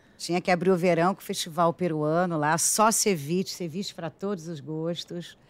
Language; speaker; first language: Portuguese; native; Portuguese